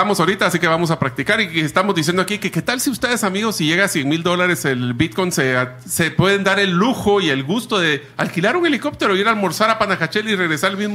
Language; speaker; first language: Spanish; native; Spanish